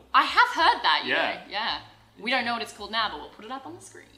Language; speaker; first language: English; native; English